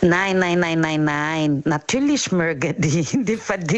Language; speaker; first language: German; non-native, fluent; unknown